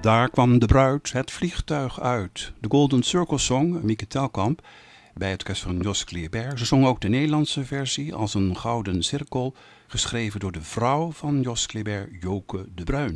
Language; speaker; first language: Dutch; native; Dutch